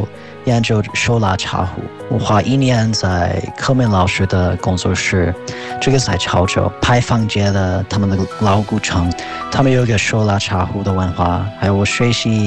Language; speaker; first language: Chinese; non-native, fluent; English